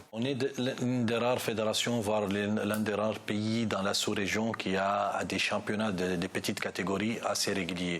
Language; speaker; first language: French; non-native, local second language; Arabic